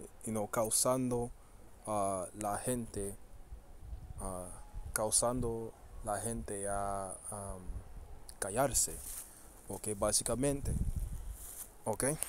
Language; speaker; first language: Spanish; early bilingual, heritage; Spanish